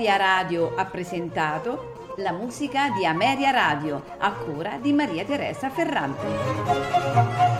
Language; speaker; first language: Italian; native; Italian